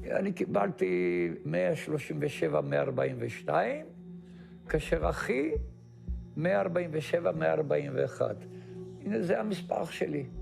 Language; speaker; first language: Hebrew; non-native, fluent; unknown